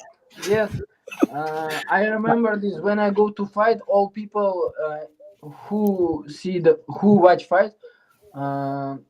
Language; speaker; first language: English; non-native, learner; Uzbek